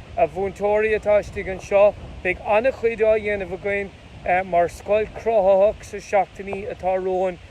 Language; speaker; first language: Irish; native; Irish